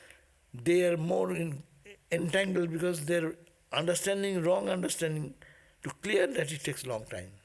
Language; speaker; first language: English; non-native, local second language; Bangla